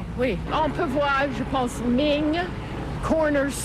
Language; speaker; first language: French; non-native, fluent; English